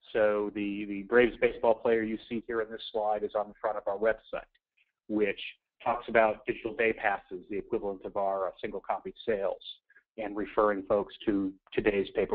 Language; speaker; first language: English; native; English